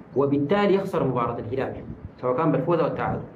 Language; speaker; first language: Arabic; native; Arabic